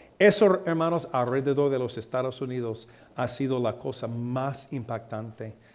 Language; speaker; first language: Spanish; non-native, fluent; English